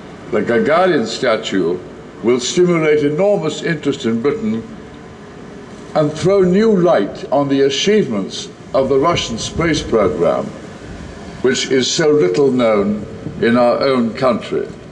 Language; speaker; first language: English; native; English